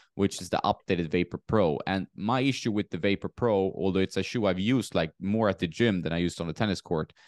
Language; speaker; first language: English; non-native, fluent; Swedish